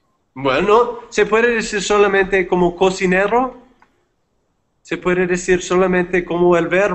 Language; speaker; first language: Spanish; non-native, fluent; English